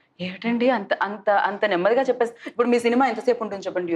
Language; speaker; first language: Telugu; native; Telugu